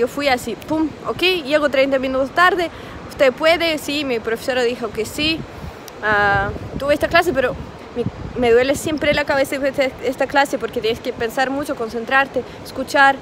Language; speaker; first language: Spanish; non-native, fluent; Russian